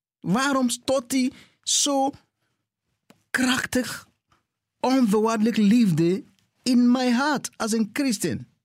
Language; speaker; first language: Dutch; non-native, fluent; English